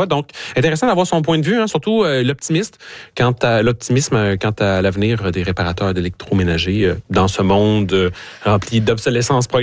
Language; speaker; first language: French; native; French